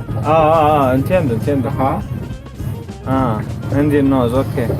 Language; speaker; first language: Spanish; non-native, learner; Arabic